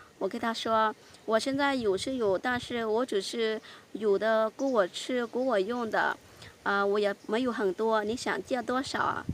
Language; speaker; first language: Chinese; non-native, fluent; Lao